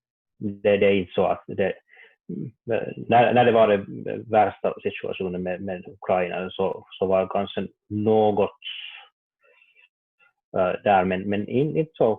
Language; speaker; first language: Swedish; non-native, learner; Finnish